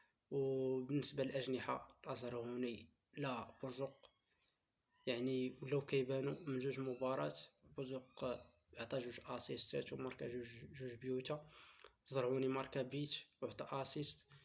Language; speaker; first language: Arabic; native; Arabic